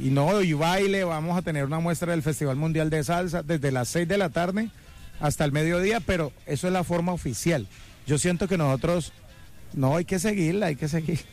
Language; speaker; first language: Spanish; native; Spanish